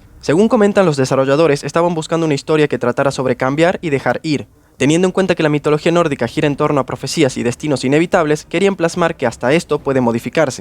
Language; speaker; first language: Spanish; native; Spanish